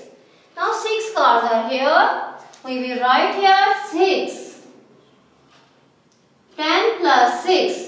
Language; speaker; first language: English; non-native, local second language; Urdu